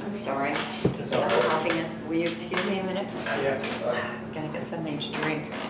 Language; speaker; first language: English; native; English